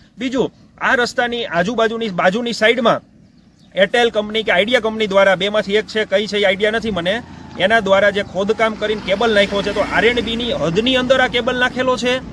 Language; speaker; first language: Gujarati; native; Gujarati